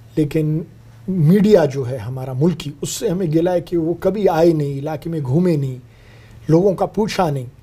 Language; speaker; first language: Urdu; non-native, local second language; Brahui